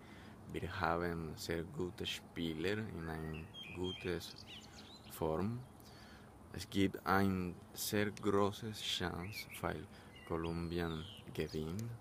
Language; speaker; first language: German; non-native, learner; Spanish